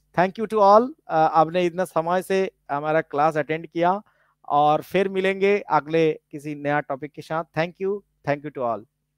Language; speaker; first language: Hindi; non-native, local second language; Bangla